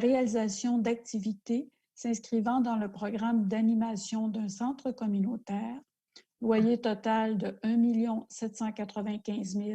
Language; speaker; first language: French; native; French